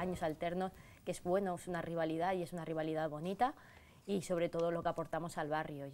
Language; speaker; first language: Spanish; native; Spanish